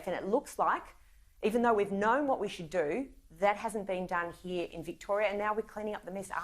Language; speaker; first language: English; native; English